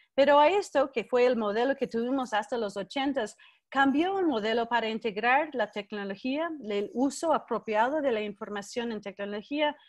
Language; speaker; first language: Spanish; non-native, fluent; English